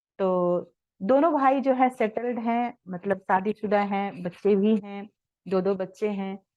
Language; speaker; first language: Hindi; native; Hindi